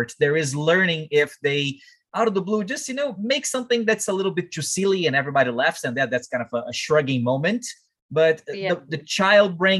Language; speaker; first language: English; non-native, fluent; Portuguese